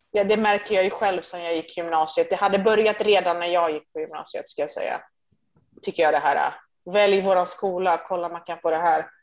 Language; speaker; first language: Swedish; early bilingual, other home language; Persian